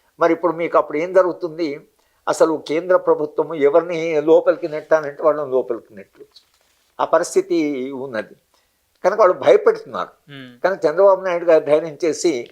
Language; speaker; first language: Telugu; native; Telugu